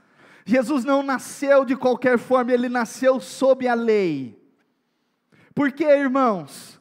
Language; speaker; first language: Portuguese; native; Portuguese